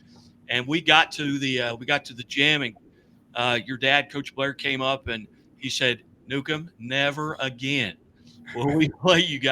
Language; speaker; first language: English; native; English